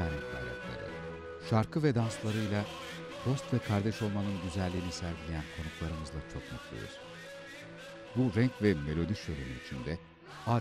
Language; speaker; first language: Turkish; native; Turkish